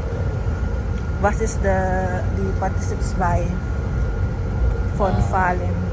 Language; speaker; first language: German; non-native, learner; Filipino